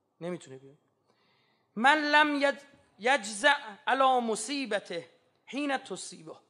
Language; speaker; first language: Persian; native; Persian